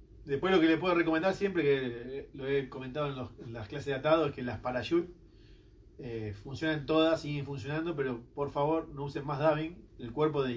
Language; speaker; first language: Spanish; native; Spanish